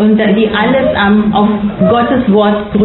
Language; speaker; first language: German; non-native, fluent; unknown